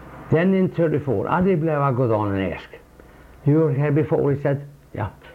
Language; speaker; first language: English; non-native, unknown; Swedish